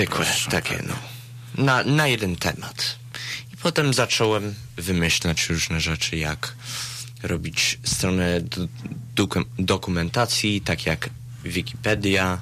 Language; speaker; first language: Polish; early bilingual, other home language; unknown